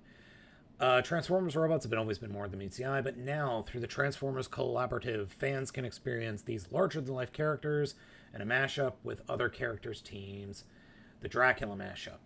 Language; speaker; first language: English; native; English